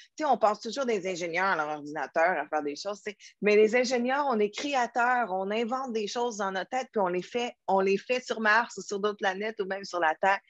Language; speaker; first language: French; native; French